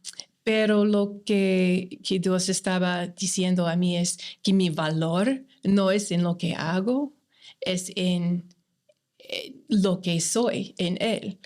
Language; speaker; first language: Spanish; non-native, fluent; English